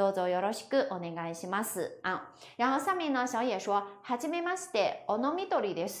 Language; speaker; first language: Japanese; non-native, fluent; Chinese